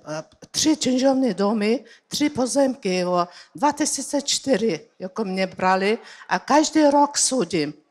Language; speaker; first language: Czech; non-native, learner; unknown